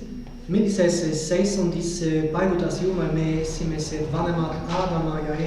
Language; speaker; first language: Estonian; non-native, learner; English